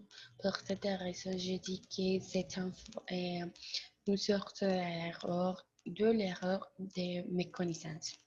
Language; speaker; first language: French; non-native, learner; Spanish